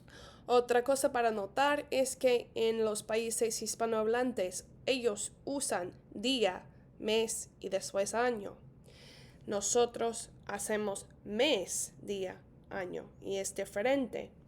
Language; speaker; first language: Spanish; non-native, fluent; English